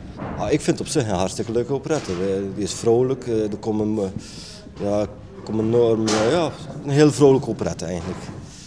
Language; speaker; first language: Dutch; native; Dutch